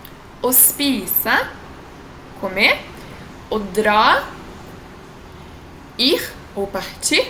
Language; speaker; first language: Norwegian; non-native, fluent; Portuguese